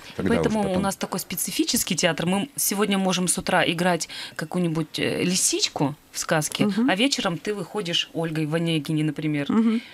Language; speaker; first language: Russian; native; Russian